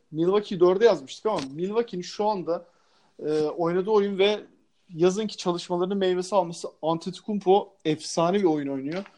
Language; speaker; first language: Turkish; native; Turkish